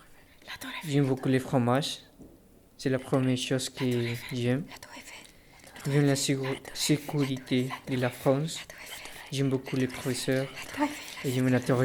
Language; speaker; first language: French; non-native, learner; Spanish